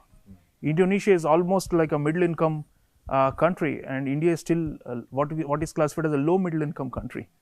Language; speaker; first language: English; non-native, local second language; Hindi